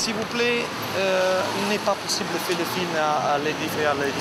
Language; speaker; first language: French; non-native, learner; Italian